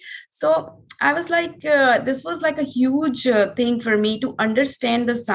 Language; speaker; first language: English; non-native, local second language; Hindi